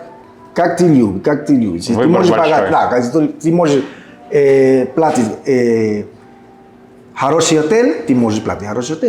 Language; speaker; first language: Russian; non-native, learner; Spanish